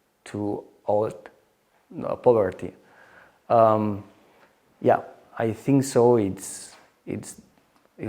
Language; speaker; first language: English; non-native, learner; Spanish